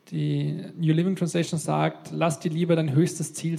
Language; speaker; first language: German; native; German